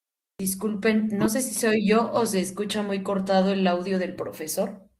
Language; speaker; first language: Spanish; native; Spanish